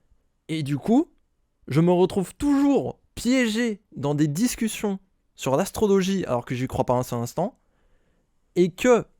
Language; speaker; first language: French; native; French